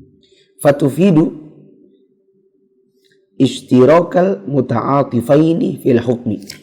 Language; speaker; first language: Arabic; non-native, fluent; Indonesian